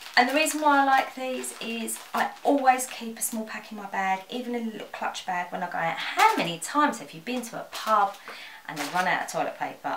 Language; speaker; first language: English; native; English